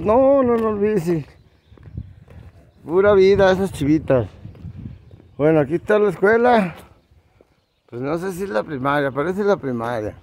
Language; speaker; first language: Spanish; native; Spanish